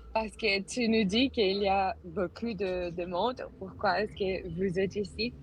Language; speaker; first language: French; non-native, learner; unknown